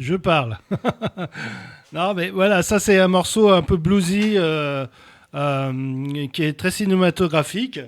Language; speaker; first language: French; native; French